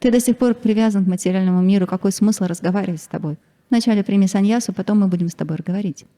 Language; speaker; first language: Russian; native; Russian